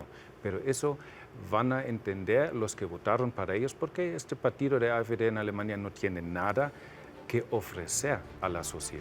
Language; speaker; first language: Spanish; non-native, fluent; German